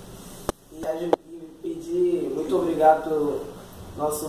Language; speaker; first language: Portuguese; native; Portuguese